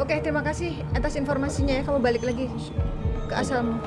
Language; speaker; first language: Indonesian; native; Indonesian